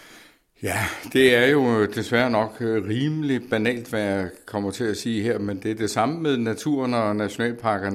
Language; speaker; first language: Danish; native; Danish